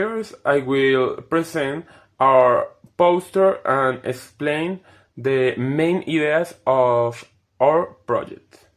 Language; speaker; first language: English; non-native, fluent; Spanish